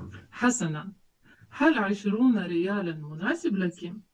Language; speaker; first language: Arabic; non-native, learner; Tajik